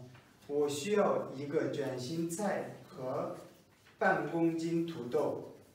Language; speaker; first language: Chinese; non-native, fluent; Kazakh